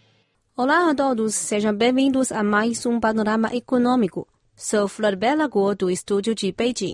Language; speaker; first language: Portuguese; non-native, fluent; Chinese